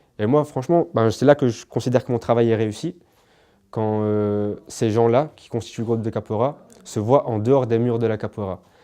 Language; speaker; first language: French; native; French